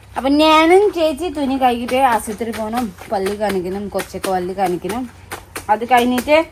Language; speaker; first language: Malayalam; non-native, fluent; Nepali